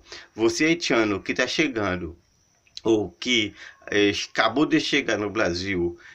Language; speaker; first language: Portuguese; non-native, learner; Haitian Creole